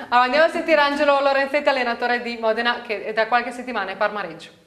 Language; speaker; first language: Italian; native; Italian